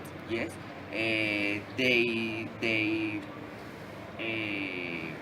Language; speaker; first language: English; non-native, learner; Spanish